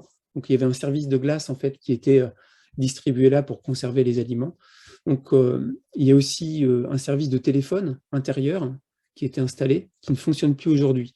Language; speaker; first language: French; native; French